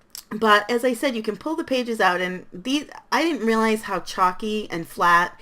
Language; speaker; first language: English; native; English